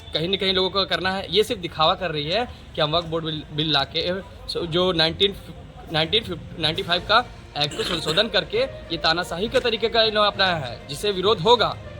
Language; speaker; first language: Hindi; native; Hindi